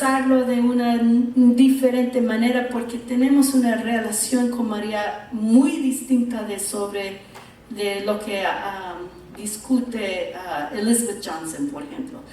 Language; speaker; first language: Spanish; early bilingual, heritage; English